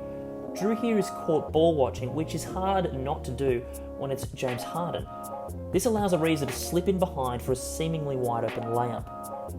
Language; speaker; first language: English; native; English